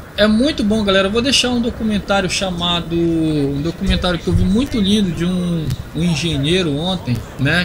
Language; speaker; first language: Portuguese; native; Portuguese